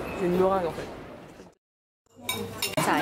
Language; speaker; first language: French; non-native, learner; Thai